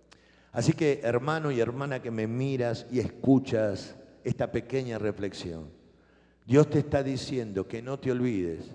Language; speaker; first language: Spanish; native; Spanish